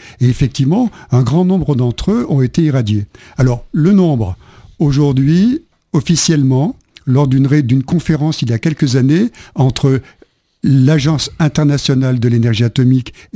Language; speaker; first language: French; native; French